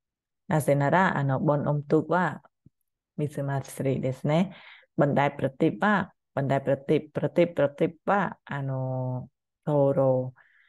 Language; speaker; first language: Japanese; non-native, learner; Khmer